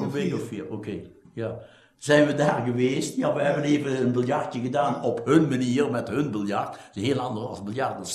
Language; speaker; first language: Dutch; native; Dutch